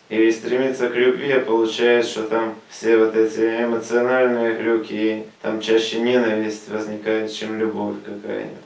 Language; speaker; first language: Russian; native; Russian